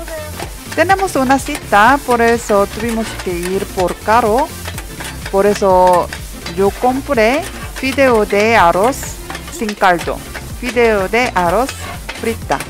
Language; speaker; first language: Spanish; non-native, learner; Korean